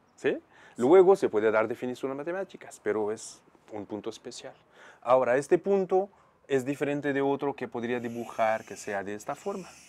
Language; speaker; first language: Spanish; non-native, fluent; Arabic